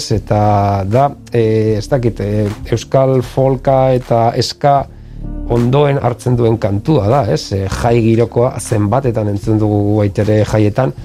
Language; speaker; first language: Basque; native; Basque